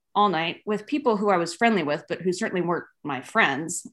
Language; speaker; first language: English; native; English